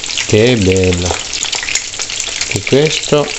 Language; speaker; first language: Italian; non-native, learner; Filipino